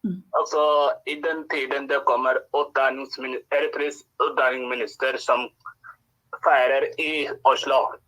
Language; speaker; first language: Swedish; non-native, learner; Norwegian